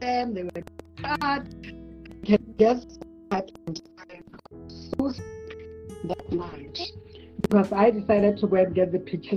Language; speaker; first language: English; non-native, local second language; Tswana